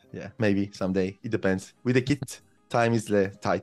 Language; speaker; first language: English; non-native, fluent; Spanish